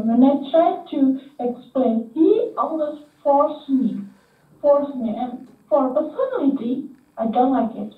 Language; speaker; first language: English; non-native, learner; Indonesian